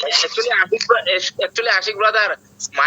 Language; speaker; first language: English; non-native, learner; Bangla